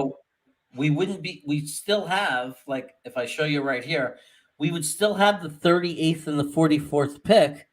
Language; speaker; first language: English; native; English